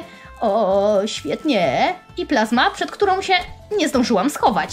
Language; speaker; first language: Polish; native; Polish